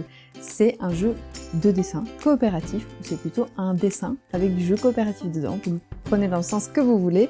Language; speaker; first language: French; native; French